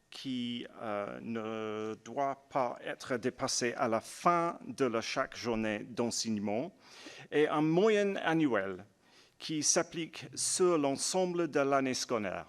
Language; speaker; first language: French; non-native, learner; English